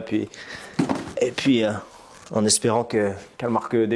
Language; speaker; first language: French; native; French